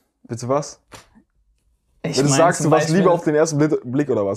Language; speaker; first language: German; native; German